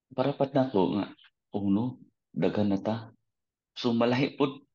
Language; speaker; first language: Cebuano; native; Cebuano